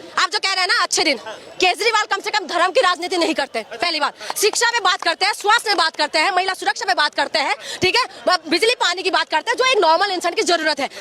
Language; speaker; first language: Hindi; non-native, local second language; Assamese